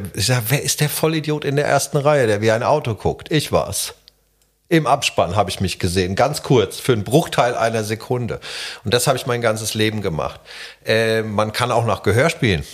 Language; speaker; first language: German; non-native, fluent; Czech